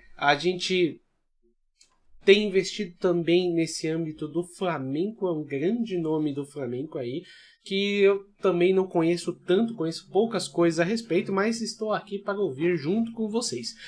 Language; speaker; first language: Portuguese; native; Portuguese